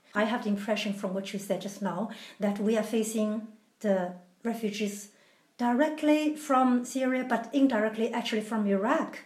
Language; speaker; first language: English; non-native, fluent; Chinese